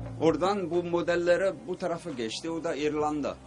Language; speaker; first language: Turkish; early bilingual, heritage; Turkish